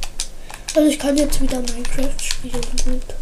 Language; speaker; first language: German; native; German